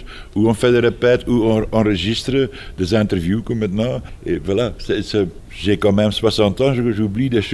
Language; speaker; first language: French; non-native, fluent; Dutch